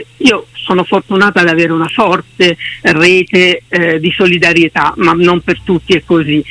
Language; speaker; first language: Italian; native; Italian